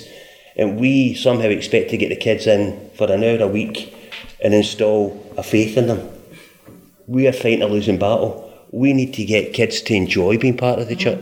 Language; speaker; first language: English; native; English